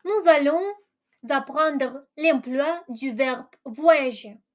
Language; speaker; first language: French; non-native, fluent; Ukrainian